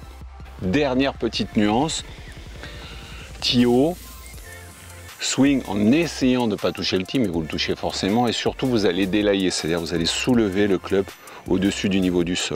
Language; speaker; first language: French; native; French